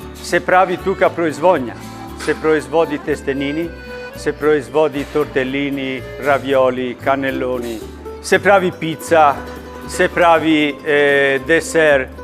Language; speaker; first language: Macedonian; non-native, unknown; Italian